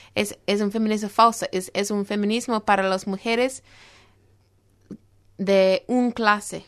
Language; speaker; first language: Spanish; non-native, fluent; English